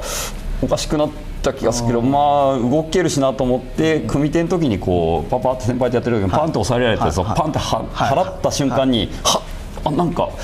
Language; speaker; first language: Japanese; native; Japanese